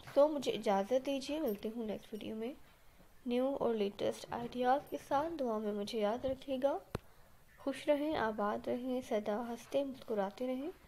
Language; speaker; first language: Urdu; native; Urdu